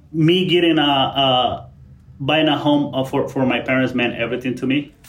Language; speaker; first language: English; non-native, fluent; Spanish